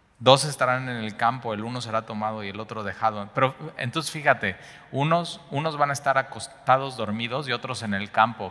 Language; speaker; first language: Spanish; native; Spanish